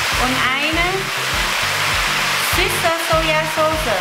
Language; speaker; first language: German; non-native, learner; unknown